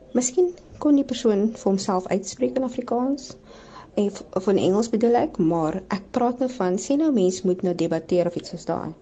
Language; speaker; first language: Afrikaans; native; Afrikaans